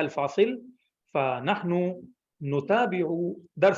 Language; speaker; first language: Arabic; non-native, fluent; Urdu